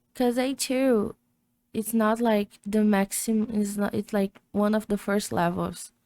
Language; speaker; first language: English; non-native, fluent; Portuguese